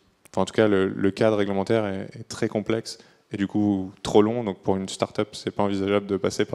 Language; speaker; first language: French; native; French